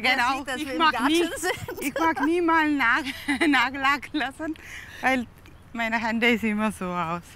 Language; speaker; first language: German; non-native, learner; Tamil